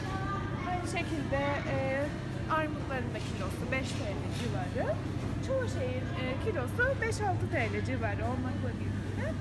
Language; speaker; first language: Turkish; native; Turkish